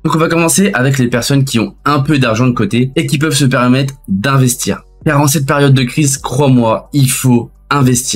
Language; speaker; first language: French; native; French